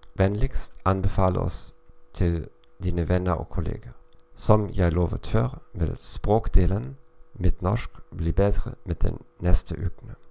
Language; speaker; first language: Norwegian; non-native, learner; German